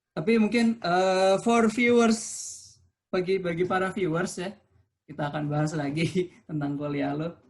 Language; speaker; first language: Indonesian; native; Indonesian